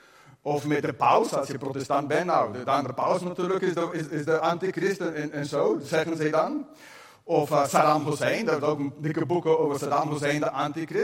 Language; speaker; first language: Dutch; non-native, fluent; English